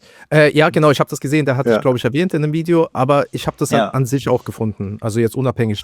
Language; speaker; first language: German; native; German